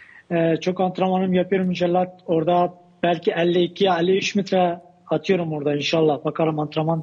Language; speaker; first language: Turkish; non-native, learner; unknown